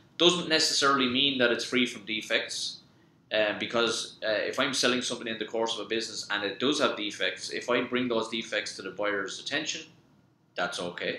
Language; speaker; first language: English; native; English